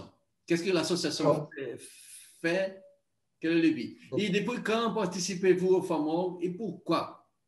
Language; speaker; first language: French; non-native, learner; Portuguese